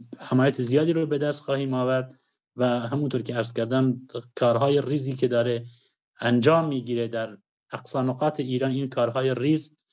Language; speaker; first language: Persian; non-native, local second language; Kurdish